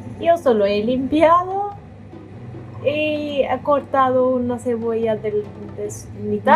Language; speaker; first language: Spanish; non-native, fluent; Turkish